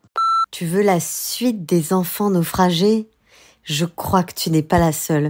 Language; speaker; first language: French; native; French